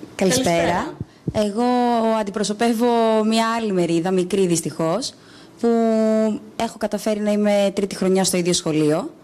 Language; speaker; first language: Greek; native; Greek